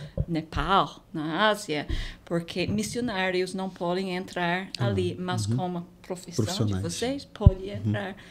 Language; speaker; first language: Portuguese; non-native, fluent; English